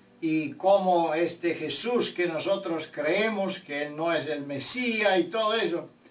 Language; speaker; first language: Spanish; non-native, fluent; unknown